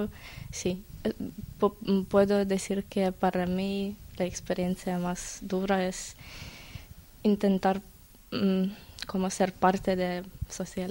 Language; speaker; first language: Spanish; non-native, learner; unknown